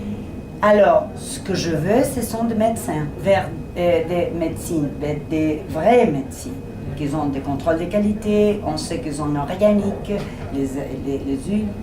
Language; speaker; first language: French; non-native, fluent; Spanish